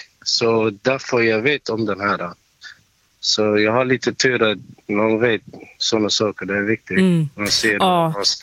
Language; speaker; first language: Swedish; non-native, learner; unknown